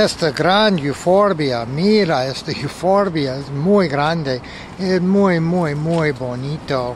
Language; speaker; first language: Spanish; non-native, learner; English